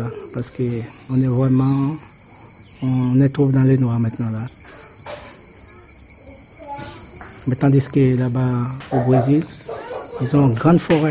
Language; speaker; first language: French; non-native, local second language; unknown